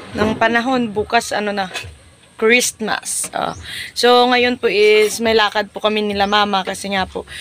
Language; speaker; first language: Filipino; non-native, local second language; Hiligaynon